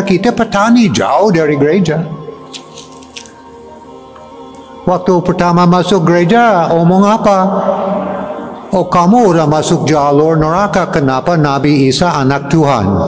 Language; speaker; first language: Indonesian; non-native, fluent; English